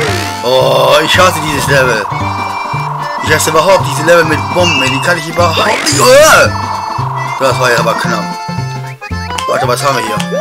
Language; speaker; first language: German; native; German